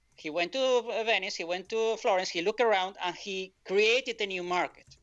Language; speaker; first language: English; non-native, fluent; Spanish